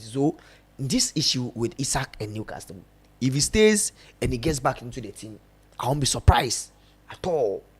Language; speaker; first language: English; non-native, local second language; Akan